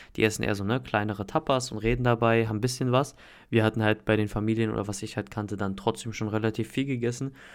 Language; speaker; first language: German; native; German